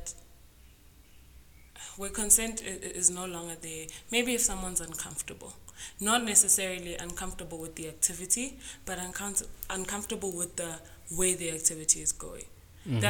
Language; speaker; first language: English; non-native, local second language; Zulu